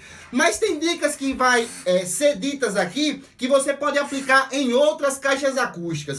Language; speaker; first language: Portuguese; native; Portuguese